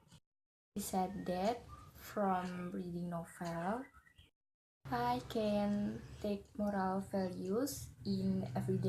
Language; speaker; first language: English; non-native, learner; Indonesian